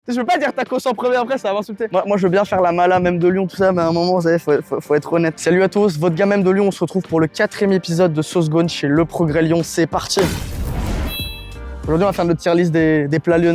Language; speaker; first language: French; native; French